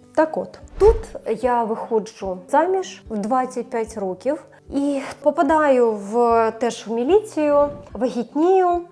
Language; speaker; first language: Ukrainian; non-native, local second language; Russian